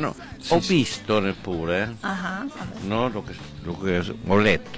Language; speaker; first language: Italian; non-native, learner; Spanish